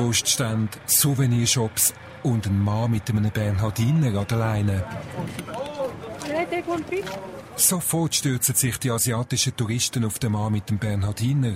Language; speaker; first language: German; native; German